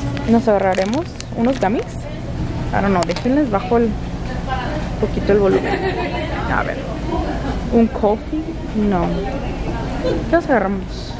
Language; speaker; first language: Spanish; early bilingual, heritage; Spanish